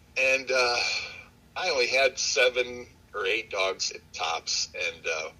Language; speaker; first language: English; native; English